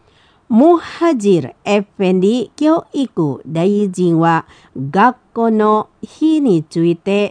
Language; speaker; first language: Japanese; non-native, fluent; Indonesian